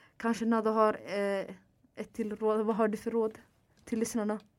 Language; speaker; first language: Swedish; non-native, fluent; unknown